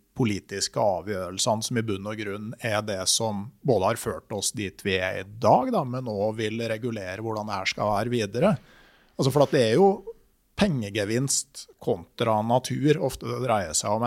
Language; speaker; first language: Norwegian; native; Norwegian